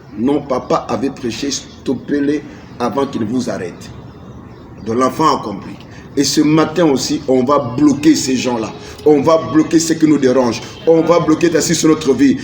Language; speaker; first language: French; non-native, local second language; Lingala